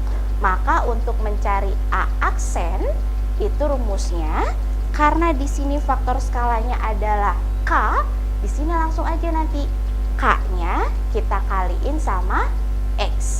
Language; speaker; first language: Indonesian; native; Indonesian